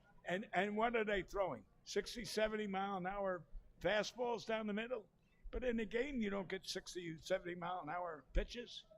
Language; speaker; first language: English; native; English